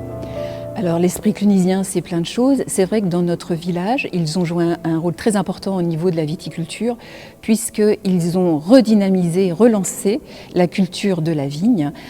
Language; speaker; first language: French; native; French